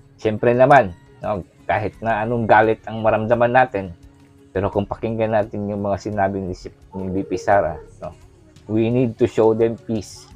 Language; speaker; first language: Filipino; non-native, local second language; Cebuano